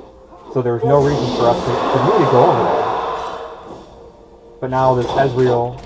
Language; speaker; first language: English; native; English